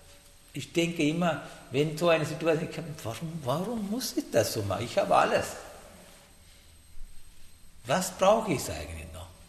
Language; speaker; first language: German; non-native, learner; Sinhala